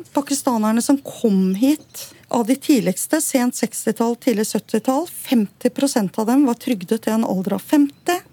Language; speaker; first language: Norwegian; native; Norwegian